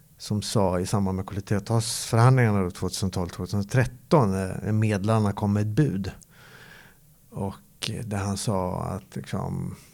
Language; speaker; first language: Swedish; native; Swedish